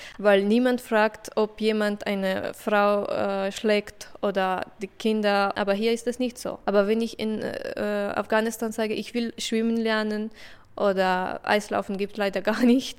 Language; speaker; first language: German; non-native, learner; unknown